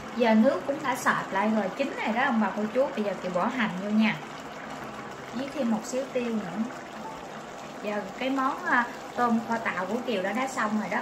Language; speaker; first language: Vietnamese; native; Vietnamese